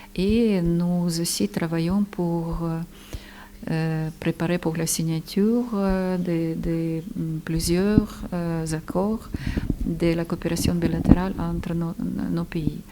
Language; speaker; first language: French; non-native, fluent; Ukrainian